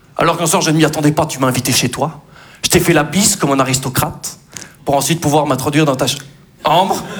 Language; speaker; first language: French; native; French